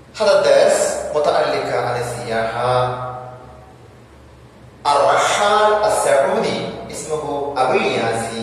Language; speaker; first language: Arabic; non-native, fluent; Malayalam